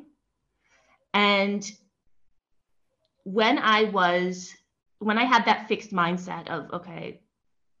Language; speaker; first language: English; native; English